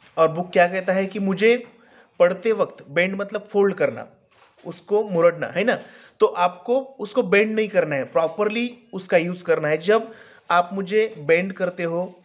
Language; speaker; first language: Hindi; non-native, local second language; Marathi